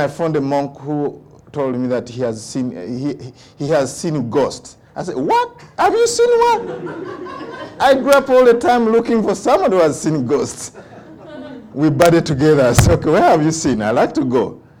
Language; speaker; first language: English; non-native, local second language; Ganda